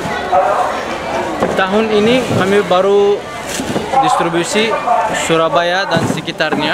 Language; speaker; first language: Indonesian; non-native, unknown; Turkish